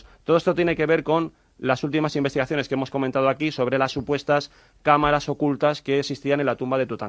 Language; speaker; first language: Spanish; native; Spanish